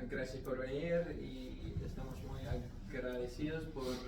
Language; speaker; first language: Spanish; non-native, learner; English